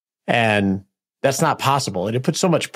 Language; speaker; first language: English; native; English